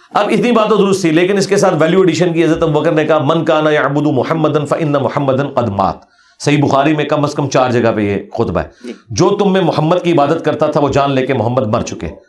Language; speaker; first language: Urdu; non-native, local second language; Punjabi